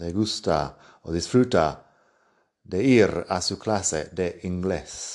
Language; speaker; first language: Spanish; non-native, fluent; English